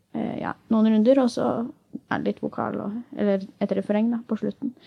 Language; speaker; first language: Norwegian; native; Norwegian